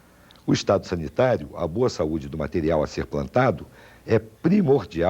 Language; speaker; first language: Portuguese; native; Portuguese